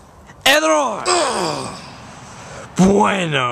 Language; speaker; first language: Spanish; non-native, learner; English